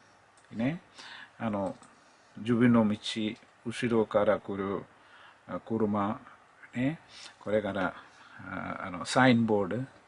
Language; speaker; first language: Japanese; non-native, learner; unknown